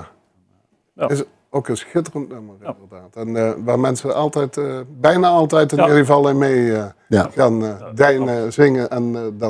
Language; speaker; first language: Dutch; native; Dutch